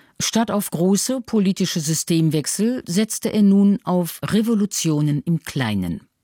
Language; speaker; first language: German; native; German